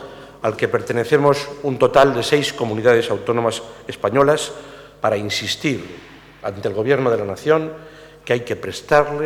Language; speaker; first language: Spanish; native; Spanish